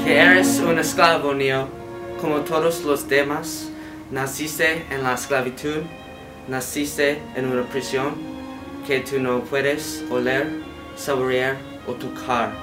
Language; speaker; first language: Spanish; non-native, learner; English